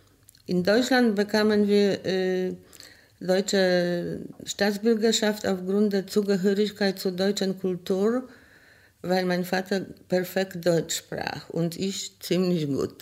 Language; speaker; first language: German; non-native, fluent; Polish